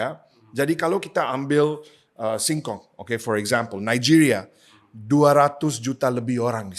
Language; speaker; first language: Indonesian; non-native, fluent; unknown